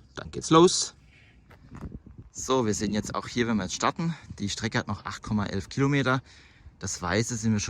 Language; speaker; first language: German; native; German